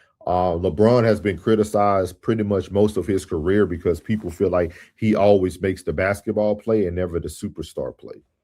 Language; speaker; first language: English; native; English